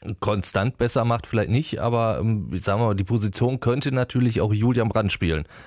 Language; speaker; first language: German; native; German